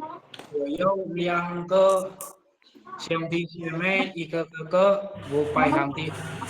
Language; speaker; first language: Chinese; non-native, learner; Indonesian